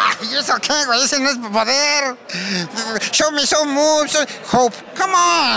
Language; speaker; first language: English; non-native, learner; Spanish